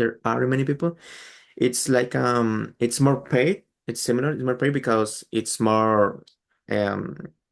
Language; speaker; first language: English; non-native, learner; Spanish